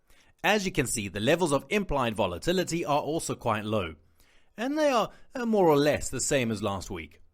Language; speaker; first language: English; non-native, fluent; Italian